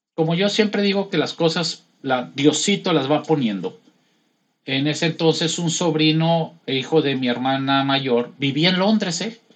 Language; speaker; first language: Spanish; native; Spanish